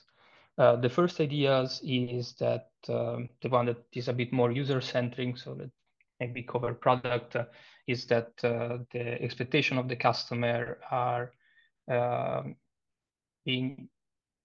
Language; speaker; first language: English; non-native, fluent; Italian